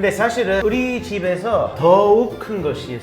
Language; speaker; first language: Korean; non-native, fluent; English